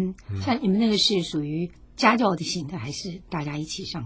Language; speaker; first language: Chinese; native; Chinese